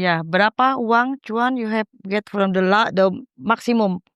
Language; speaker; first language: English; non-native, learner; Indonesian